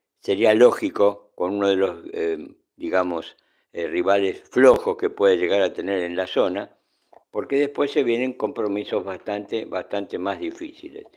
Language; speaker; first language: Spanish; native; Spanish